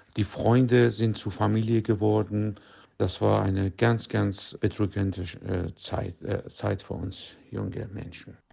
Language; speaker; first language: German; non-native, fluent; Persian